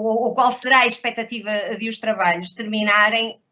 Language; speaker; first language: Portuguese; native; Portuguese